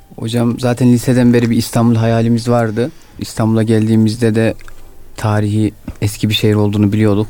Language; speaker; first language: Turkish; native; Turkish